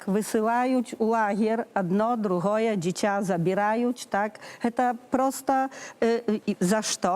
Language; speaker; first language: Polish; non-native, learner; Belarusian